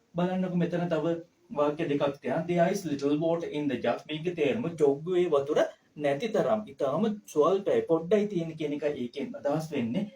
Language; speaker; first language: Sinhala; native; Sinhala